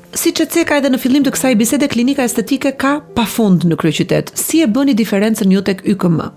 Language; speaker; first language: Albanian; native; Albanian